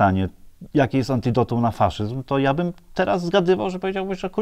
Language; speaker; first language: Polish; native; Polish